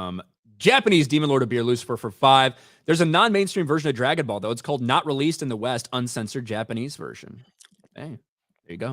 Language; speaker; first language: English; native; English